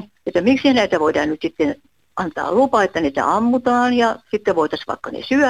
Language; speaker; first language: Finnish; native; Finnish